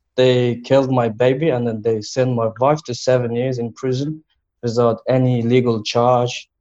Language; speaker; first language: English; non-native, learner; Chinese